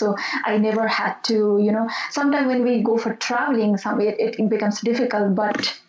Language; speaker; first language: English; non-native, local second language; Nepali